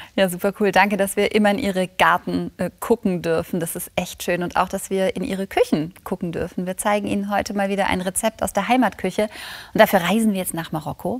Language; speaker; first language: German; native; German